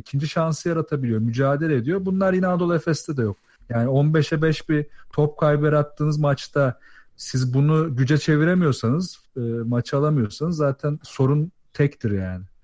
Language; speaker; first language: Turkish; native; Turkish